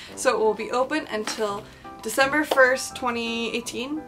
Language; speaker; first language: English; native; English